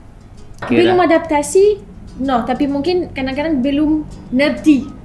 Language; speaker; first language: Indonesian; non-native, learner; French